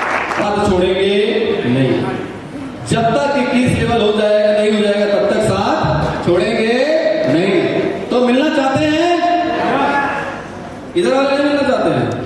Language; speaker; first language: Hindi; native; Hindi